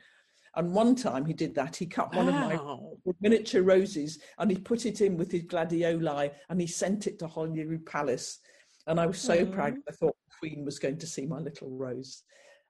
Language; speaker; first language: English; native; English